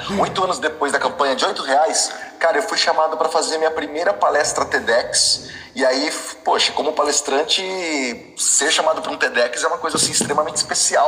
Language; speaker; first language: Portuguese; native; Portuguese